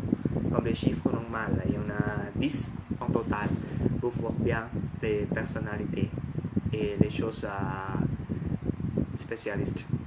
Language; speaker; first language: French; non-native, learner; Thai